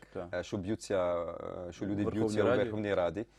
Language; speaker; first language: Ukrainian; early bilingual, heritage; Ukrainian